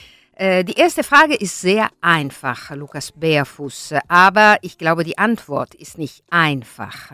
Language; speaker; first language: German; non-native, learner; Italian